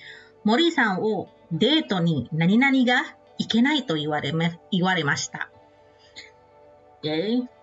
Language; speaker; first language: Japanese; non-native, fluent; Indonesian